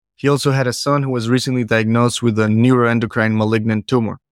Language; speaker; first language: English; non-native, fluent; Spanish